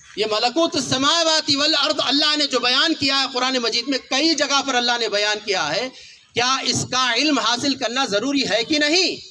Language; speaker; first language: Urdu; native; Urdu